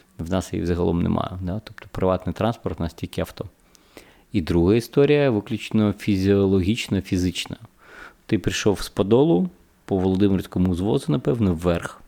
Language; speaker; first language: Ukrainian; native; Ukrainian